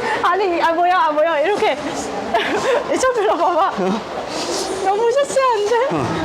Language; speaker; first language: Korean; non-native, learner; Vietnamese